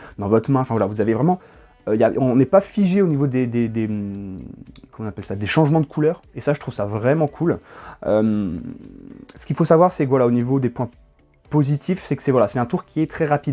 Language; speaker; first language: French; native; French